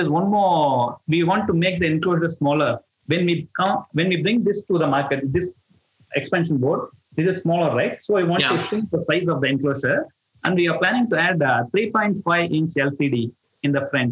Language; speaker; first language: English; non-native, local second language; Tamil